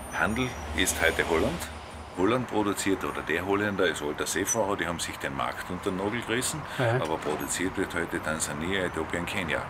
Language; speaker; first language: German; native; German